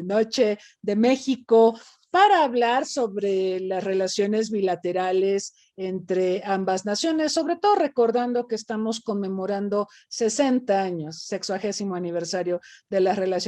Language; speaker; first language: Spanish; native; Spanish